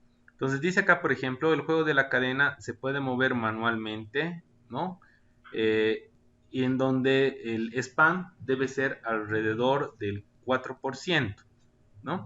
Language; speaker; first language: Spanish; native; Spanish